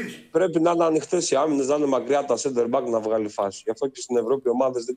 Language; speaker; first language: Greek; native; Greek